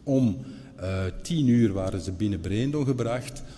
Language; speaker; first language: Dutch; non-native, local second language; French